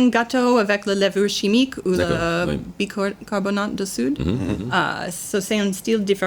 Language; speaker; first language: French; non-native, learner; English